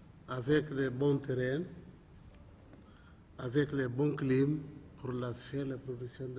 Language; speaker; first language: French; non-native, learner; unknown